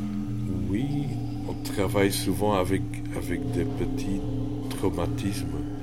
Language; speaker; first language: French; non-native, local second language; Dutch